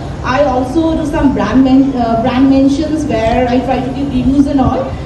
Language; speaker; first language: English; non-native, local second language; Bangla